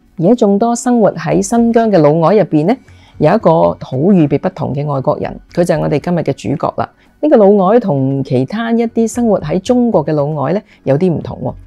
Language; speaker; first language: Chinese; non-native, local second language; Cantonese